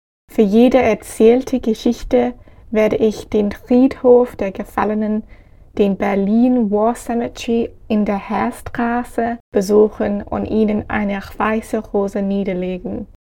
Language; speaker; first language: German; non-native, fluent; English